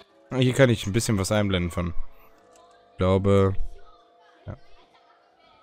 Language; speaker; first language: German; native; German